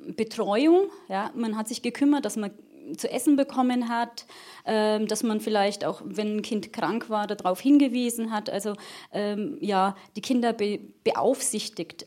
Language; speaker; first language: German; early bilingual, other home language; Portuguese